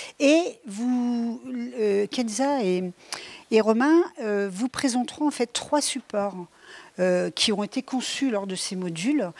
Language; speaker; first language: French; native; French